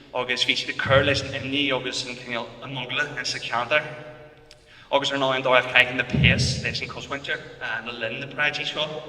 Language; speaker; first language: Irish; non-native, local second language; English